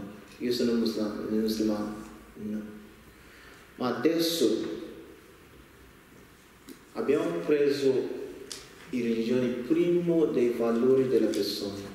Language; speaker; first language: Italian; non-native, learner; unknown